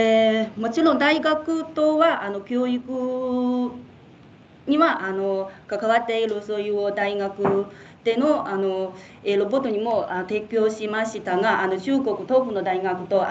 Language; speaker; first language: Japanese; non-native, fluent; Chinese